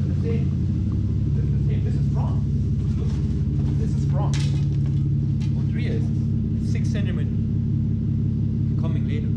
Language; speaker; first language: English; non-native, learner; German